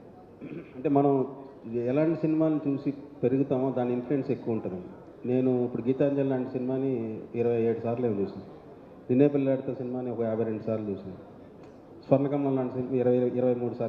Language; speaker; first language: Telugu; native; Telugu